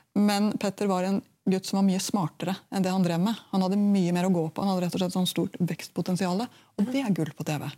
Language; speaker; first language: Norwegian; native; Norwegian